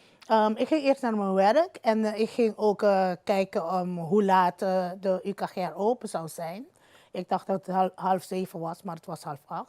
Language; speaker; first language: Dutch; non-native, local second language; Papiamento